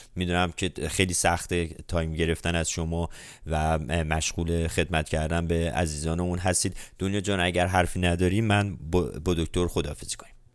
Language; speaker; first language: Persian; native; Persian